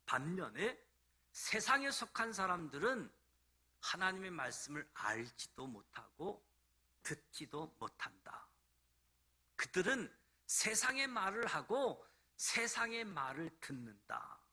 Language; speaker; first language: Korean; native; Korean